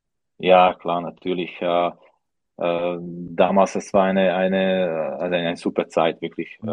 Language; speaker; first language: German; non-native, learner; Slovak